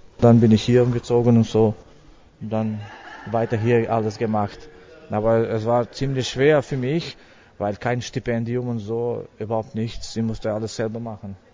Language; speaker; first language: German; non-native, learner; Albanian